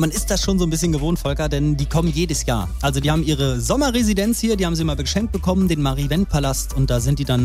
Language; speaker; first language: German; native; German